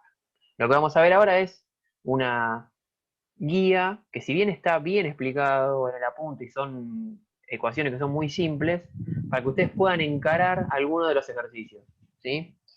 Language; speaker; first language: Spanish; native; Spanish